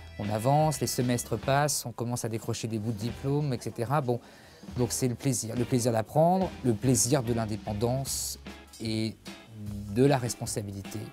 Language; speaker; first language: French; native; French